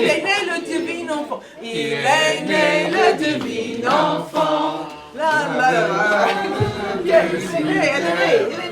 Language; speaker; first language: French; non-native, fluent; English